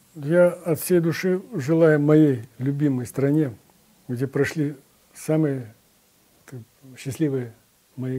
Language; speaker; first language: Russian; native; Russian